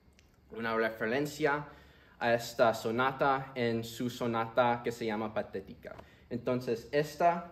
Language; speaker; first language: Spanish; early bilingual, heritage; Spanish